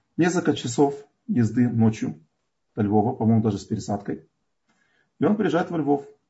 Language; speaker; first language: Russian; native; Russian